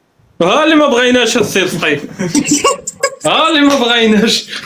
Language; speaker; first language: Arabic; native; Arabic